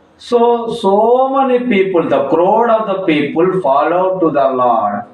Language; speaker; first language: English; non-native, local second language; Telugu